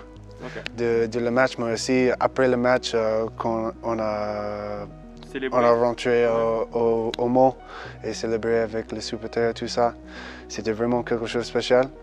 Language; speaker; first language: French; early bilingual, heritage; English